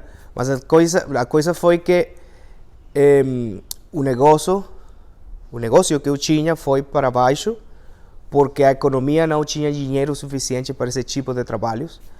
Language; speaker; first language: Portuguese; non-native, fluent; Spanish